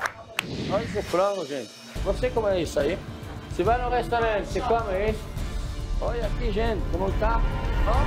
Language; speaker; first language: Portuguese; non-native, fluent; French